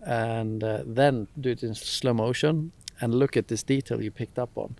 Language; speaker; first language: English; non-native, fluent; Swedish